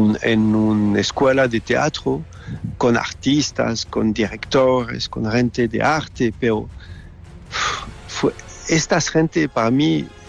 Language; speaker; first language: Spanish; non-native, learner; French